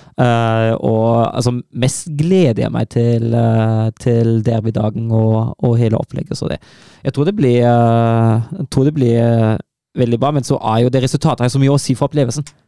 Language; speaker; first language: Norwegian; non-native, fluent; German